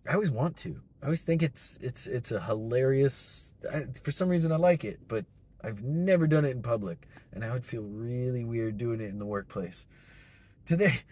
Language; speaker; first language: English; native; English